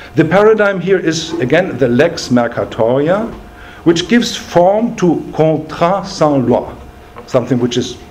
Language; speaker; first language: English; non-native, fluent; German